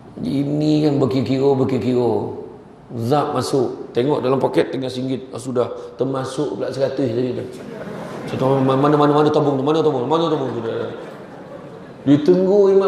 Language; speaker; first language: Malay; native; Malay